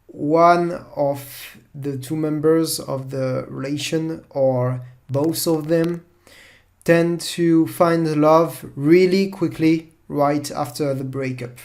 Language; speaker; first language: English; non-native, fluent; French